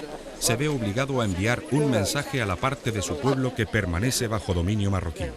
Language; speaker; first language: Spanish; native; Spanish